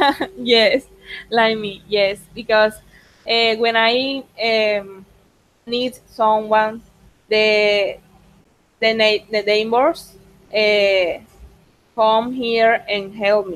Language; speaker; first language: English; non-native, learner; Spanish